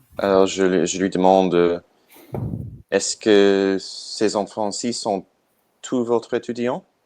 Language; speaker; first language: French; non-native, learner; English